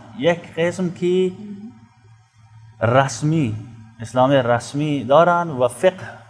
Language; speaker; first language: Persian; non-native, fluent; Urdu